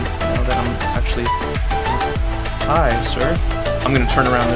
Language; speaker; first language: English; native; English